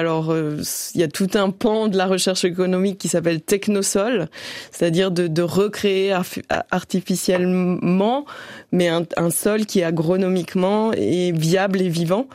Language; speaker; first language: French; native; French